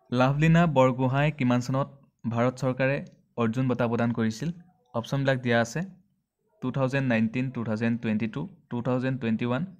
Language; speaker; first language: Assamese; native; Assamese